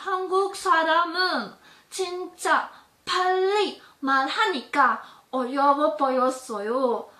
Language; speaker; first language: Korean; non-native, learner; German